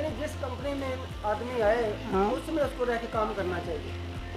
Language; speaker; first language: Hindi; native; Hindi